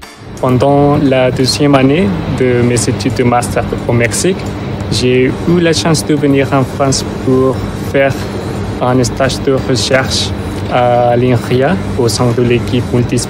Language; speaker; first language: French; non-native, fluent; Spanish